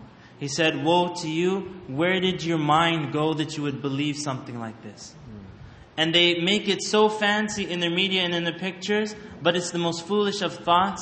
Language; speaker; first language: English; native; English